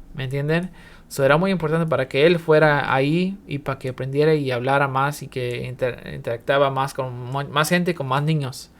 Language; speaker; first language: Spanish; early bilingual, heritage; Spanish